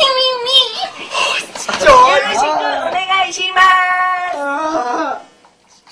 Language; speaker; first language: Japanese; non-native, learner; Korean